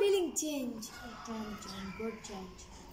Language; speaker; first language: English; non-native, learner; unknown